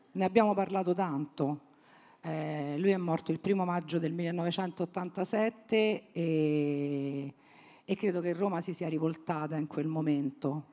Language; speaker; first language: Italian; native; Italian